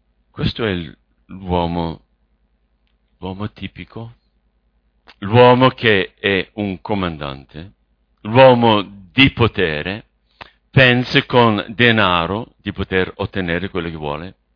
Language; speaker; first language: Italian; non-native, fluent; English